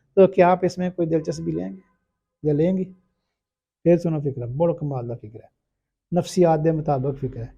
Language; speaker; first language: Urdu; non-native, local second language; Punjabi